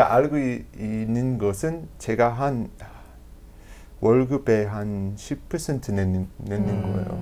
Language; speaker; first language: Korean; non-native, learner; English